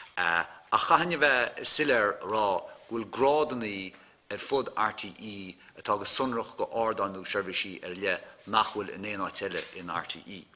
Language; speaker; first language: Irish; native; Irish